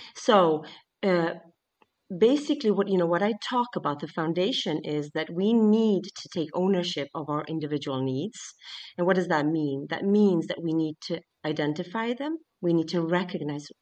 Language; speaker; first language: English; early bilingual, other home language; Swedish